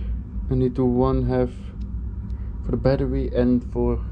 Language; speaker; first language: English; non-native, fluent; Dutch